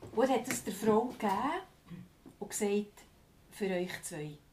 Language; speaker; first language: German; non-native, fluent; English